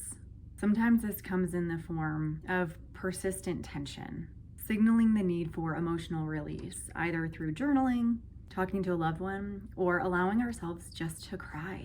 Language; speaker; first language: English; native; English